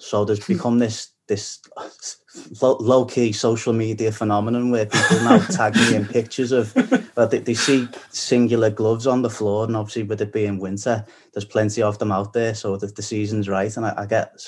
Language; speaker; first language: English; native; English